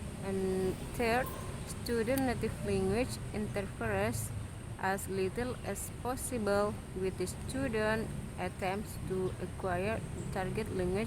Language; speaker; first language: English; non-native, learner; Indonesian